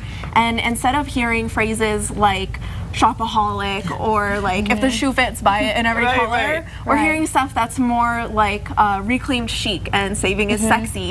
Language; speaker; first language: English; native; English